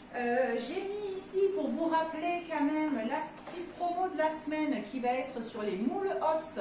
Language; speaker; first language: French; native; French